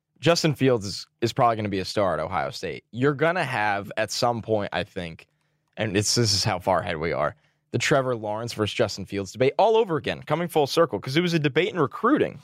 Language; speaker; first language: English; native; English